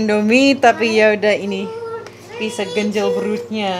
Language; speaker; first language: Indonesian; non-native, learner; English